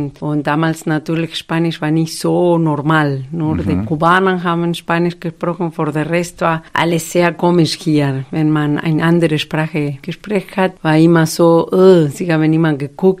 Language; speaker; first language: German; non-native, fluent; Spanish